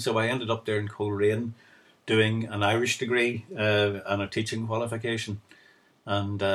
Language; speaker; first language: English; native; English